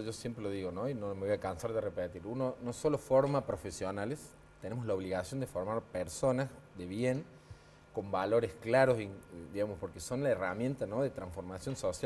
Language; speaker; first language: Spanish; native; Spanish